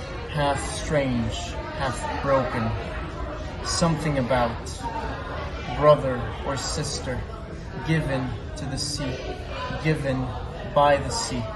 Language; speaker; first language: English; non-native, fluent; Hebrew